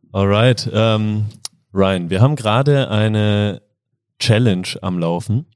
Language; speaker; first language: German; native; German